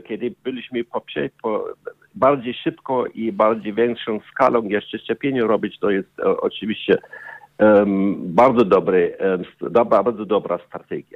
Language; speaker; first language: Polish; non-native, learner; German